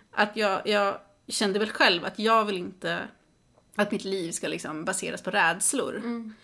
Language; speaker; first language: Swedish; native; Swedish